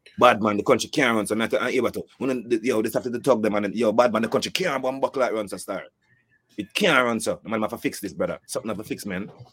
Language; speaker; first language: English; native; English